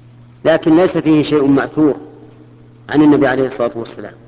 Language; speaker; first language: Arabic; native; Arabic